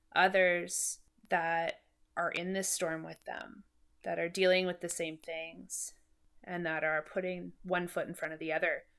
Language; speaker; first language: English; native; English